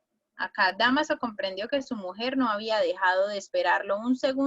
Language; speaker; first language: Spanish; native; Spanish